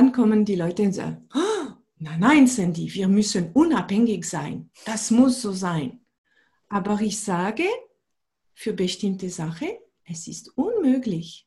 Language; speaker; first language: German; non-native, fluent; French